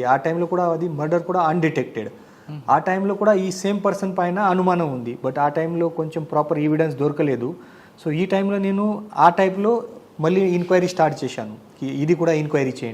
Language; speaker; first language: Telugu; non-native, fluent; Hindi